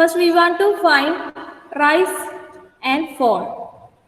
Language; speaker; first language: English; non-native, local second language; Malayalam